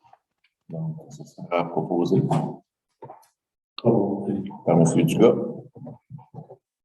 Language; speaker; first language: French; native; French